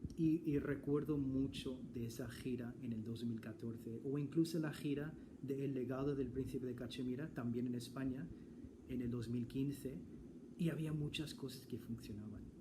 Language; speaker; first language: Spanish; non-native, fluent; English